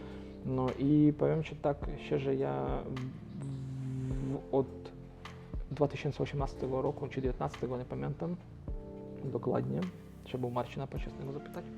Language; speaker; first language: Polish; non-native, local second language; Ukrainian